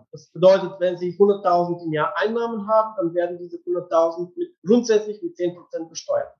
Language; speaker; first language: German; non-native, fluent; Bulgarian